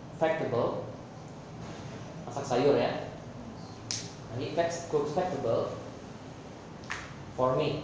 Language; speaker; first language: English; non-native, fluent; Indonesian